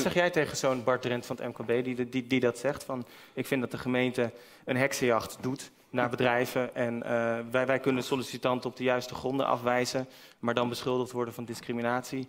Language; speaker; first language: Dutch; native; Dutch